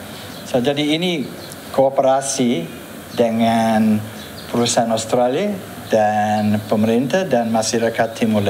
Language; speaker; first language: Indonesian; non-native, fluent; English